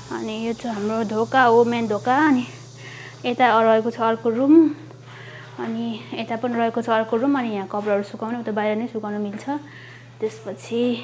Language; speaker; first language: Nepali; native; Nepali